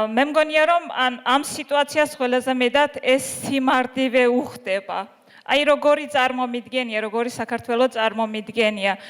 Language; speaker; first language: Georgian; non-native, local second language; Azerbaijani